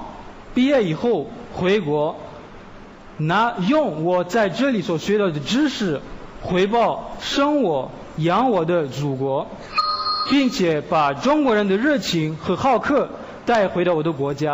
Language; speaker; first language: Chinese; non-native, fluent; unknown